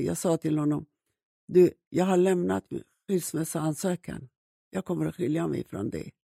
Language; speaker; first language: Swedish; non-native, fluent; Persian